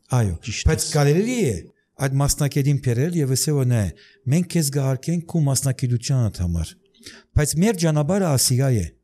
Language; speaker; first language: Armenian; early bilingual, heritage; Armenian